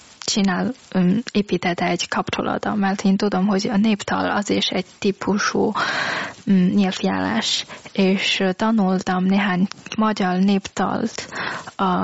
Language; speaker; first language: Hungarian; non-native, learner; Chinese